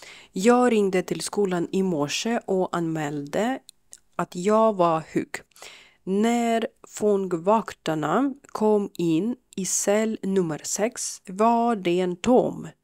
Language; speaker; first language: Swedish; non-native, fluent; Ukrainian